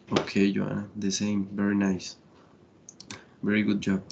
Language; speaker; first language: English; non-native, fluent; Spanish